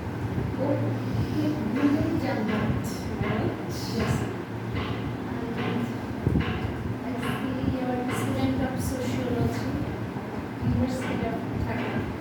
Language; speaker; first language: English; non-native, fluent; Bangla